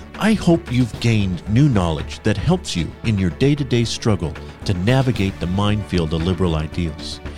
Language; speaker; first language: English; native; English